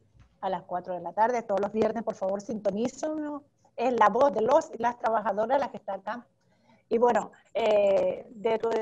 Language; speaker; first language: Spanish; native; Spanish